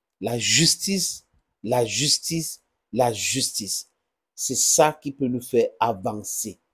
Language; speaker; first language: French; non-native, local second language; English